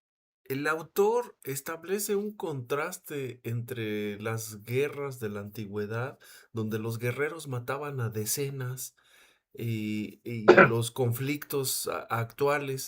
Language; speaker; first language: Spanish; native; Spanish